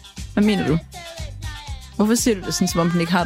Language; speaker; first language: Danish; native; Danish